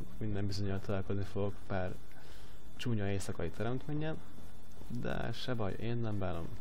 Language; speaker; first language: Hungarian; native; Hungarian